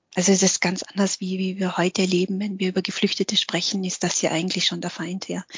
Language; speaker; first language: German; early bilingual, other home language; Vietnamese